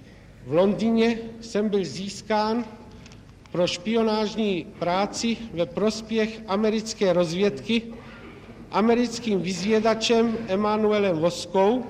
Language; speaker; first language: Czech; native; Czech